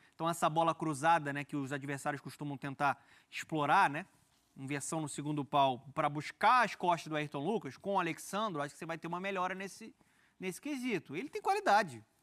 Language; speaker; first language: Portuguese; native; Portuguese